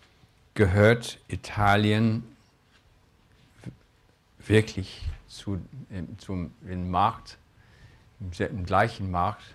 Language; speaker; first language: German; non-native, fluent; English